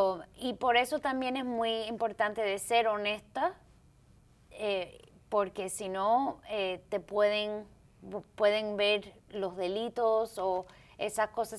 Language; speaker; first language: Spanish; early bilingual, heritage; Spanish